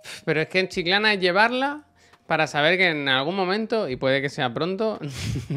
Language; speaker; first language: Spanish; native; Spanish